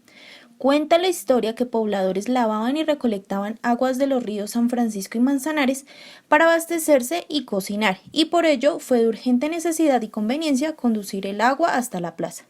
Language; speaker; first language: Spanish; native; Spanish